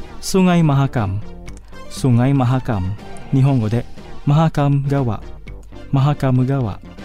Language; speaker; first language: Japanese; non-native, fluent; Indonesian